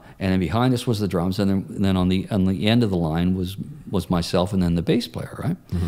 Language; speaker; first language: English; native; English